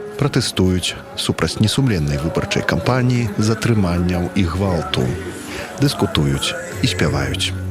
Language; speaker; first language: Belarusian; native; Belarusian